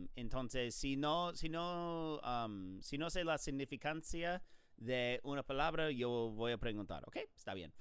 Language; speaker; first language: Spanish; non-native, learner; English